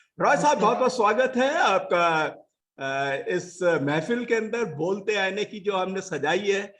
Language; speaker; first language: Hindi; native; Hindi